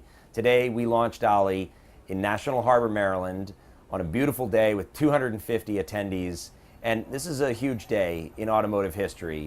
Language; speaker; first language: English; native; English